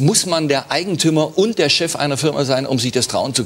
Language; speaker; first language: German; native; German